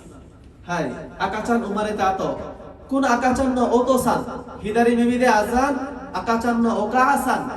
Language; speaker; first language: Japanese; non-native, learner; Bangla